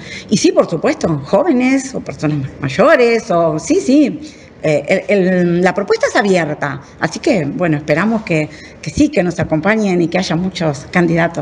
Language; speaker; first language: Spanish; native; Spanish